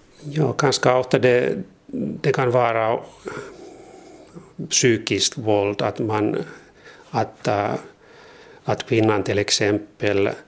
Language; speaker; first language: Swedish; non-native, learner; Finnish